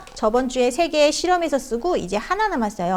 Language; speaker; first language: Korean; native; Korean